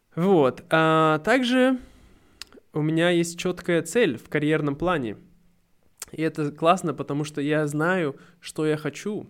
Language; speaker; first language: Russian; native; Russian